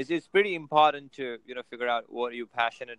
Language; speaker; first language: English; non-native, local second language; Gujarati